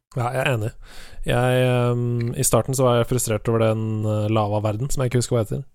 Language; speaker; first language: Norwegian; native; Norwegian